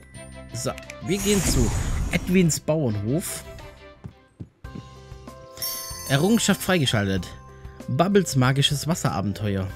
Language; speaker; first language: German; native; German